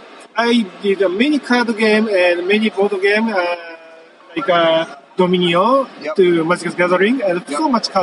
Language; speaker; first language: English; non-native, learner; Japanese